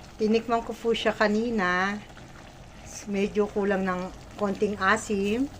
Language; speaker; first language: Filipino; non-native, local second language; Pampanga